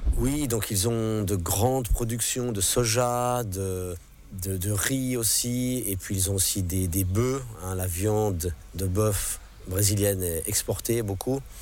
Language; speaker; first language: French; non-native, local second language; English